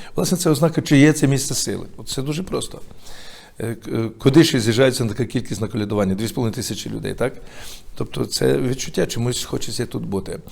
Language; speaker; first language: Ukrainian; native; Ukrainian